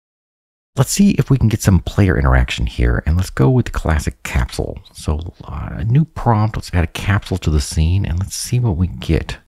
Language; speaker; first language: English; native; English